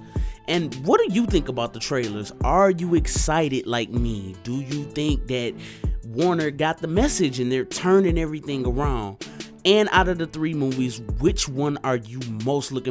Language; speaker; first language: English; native; English